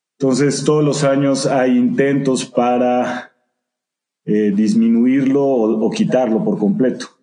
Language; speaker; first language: Spanish; native; Spanish